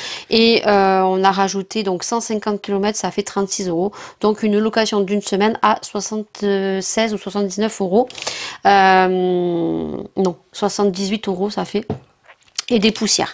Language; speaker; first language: French; native; French